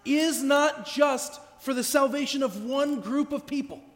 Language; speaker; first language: English; native; English